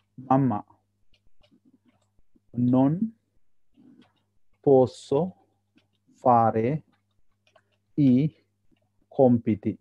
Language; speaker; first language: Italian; non-native, fluent; Sinhala